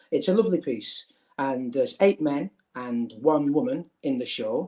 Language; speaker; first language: English; native; English